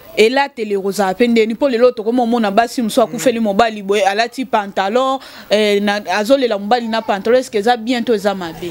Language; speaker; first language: Lingala; non-native, local second language; Luba-Lulua